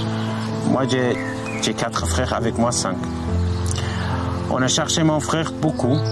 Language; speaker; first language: French; non-native, learner; Arabic